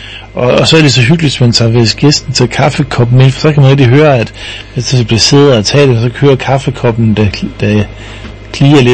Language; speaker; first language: Danish; native; Danish